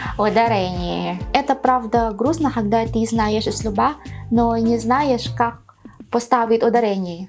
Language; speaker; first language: Russian; non-native, learner; Filipino